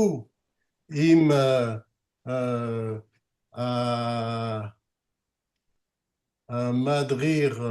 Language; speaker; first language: Hebrew; non-native, learner; French